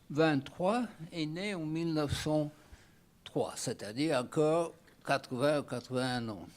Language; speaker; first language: French; non-native, fluent; English